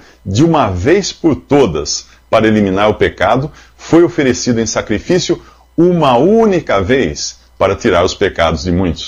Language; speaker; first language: Portuguese; native; Portuguese